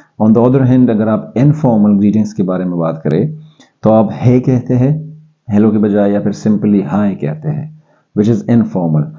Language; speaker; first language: Urdu; non-native, local second language; Pashto